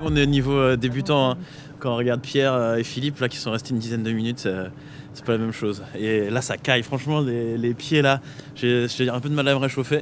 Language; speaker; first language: French; native; French